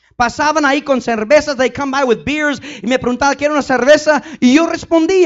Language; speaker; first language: Spanish; early bilingual, heritage; Spanish